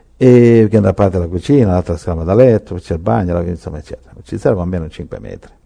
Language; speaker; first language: Italian; native; Italian